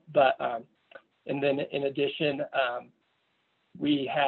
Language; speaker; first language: English; native; English